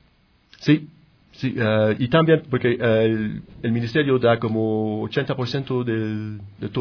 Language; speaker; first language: Spanish; non-native, fluent; French